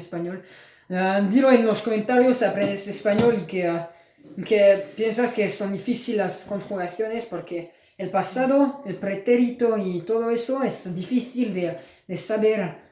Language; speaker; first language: Spanish; non-native, learner; French